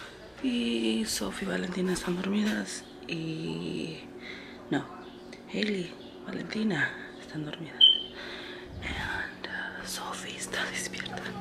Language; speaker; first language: Spanish; early bilingual, heritage; Spanish